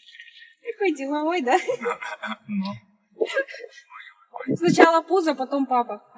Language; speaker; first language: Russian; native; Russian